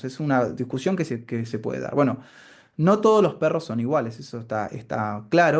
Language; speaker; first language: Spanish; native; Spanish